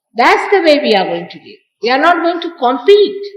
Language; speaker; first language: English; non-native, local second language; Marathi